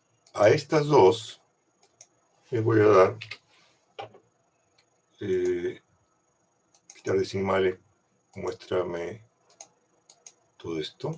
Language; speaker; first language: Spanish; native; Spanish